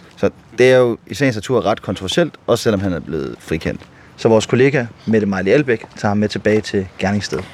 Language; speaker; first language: Danish; native; Danish